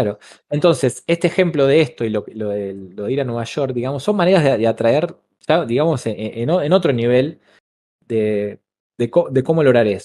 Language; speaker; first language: Spanish; native; Spanish